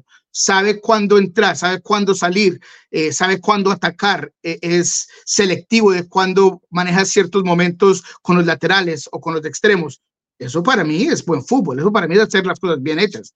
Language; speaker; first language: Spanish; native; Spanish